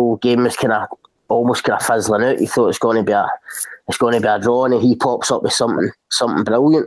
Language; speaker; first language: English; native; English